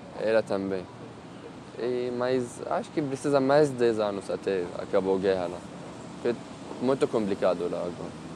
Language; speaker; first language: Portuguese; non-native, learner; Arabic